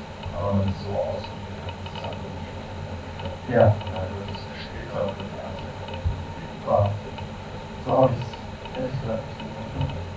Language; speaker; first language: German; early bilingual, other home language; Korean